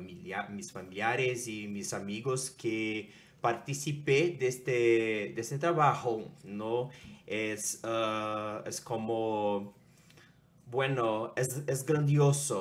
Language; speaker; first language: Spanish; non-native, learner; Portuguese